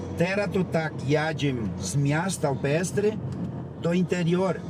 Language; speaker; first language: Polish; early bilingual, heritage; Polish